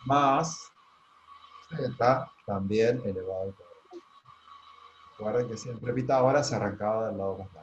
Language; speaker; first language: Spanish; native; Spanish